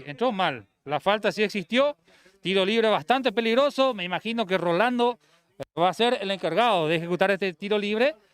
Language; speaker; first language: Spanish; native; Spanish